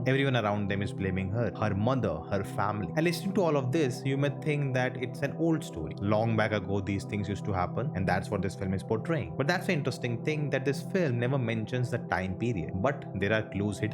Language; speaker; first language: English; non-native, local second language; Hindi